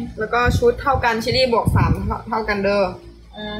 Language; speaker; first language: Thai; native; Thai